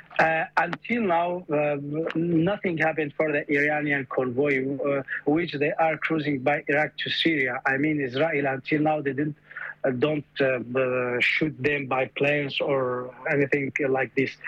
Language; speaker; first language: English; non-native, fluent; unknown